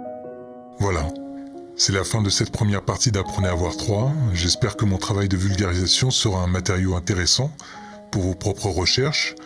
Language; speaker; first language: French; native; French